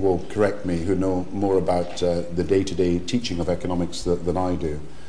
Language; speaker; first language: English; native; English